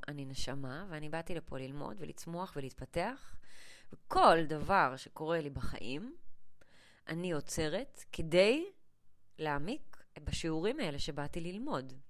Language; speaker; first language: Hebrew; early bilingual, other home language; English